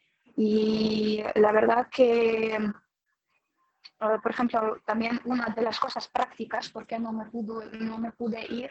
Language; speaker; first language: Spanish; non-native, fluent; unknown